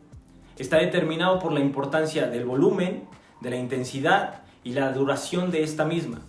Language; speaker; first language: Spanish; native; Spanish